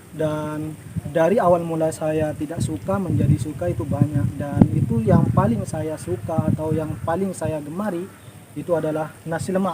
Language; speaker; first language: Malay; non-native, local second language; Indonesian